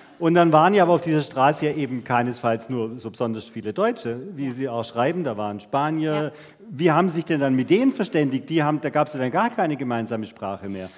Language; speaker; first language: German; native; German